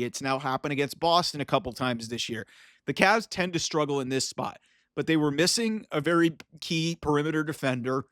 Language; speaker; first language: English; native; English